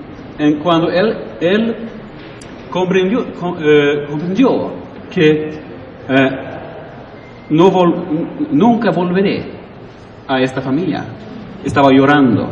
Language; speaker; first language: Spanish; non-native, learner; Swedish